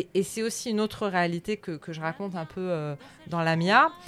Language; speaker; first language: French; early bilingual, other home language; Arabic